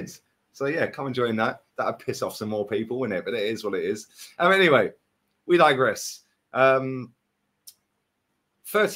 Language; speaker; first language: English; native; English